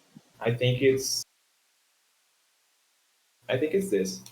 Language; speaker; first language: English; non-native, learner; Portuguese